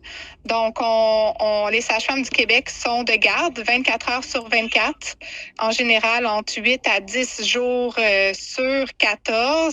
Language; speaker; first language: French; native; French